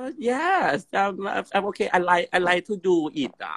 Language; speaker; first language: English; non-native, learner; Thai